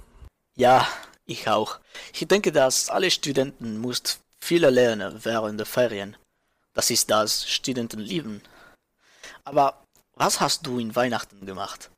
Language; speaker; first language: German; non-native, learner; Spanish